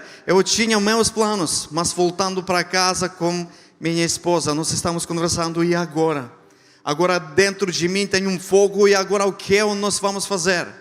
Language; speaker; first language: Portuguese; non-native, fluent; Ukrainian